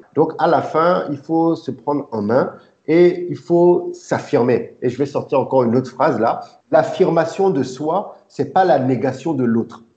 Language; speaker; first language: French; early bilingual, other home language; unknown